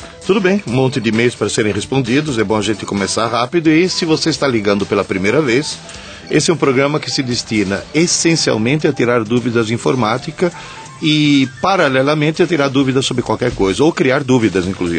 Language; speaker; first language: Portuguese; non-native, fluent; Italian